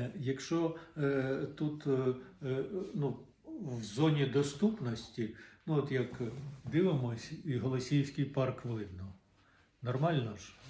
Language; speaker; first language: Ukrainian; non-native, local second language; Russian